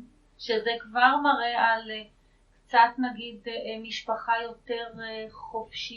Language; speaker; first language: Hebrew; native; Hebrew